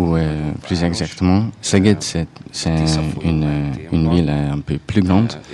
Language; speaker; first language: French; non-native, fluent; Hungarian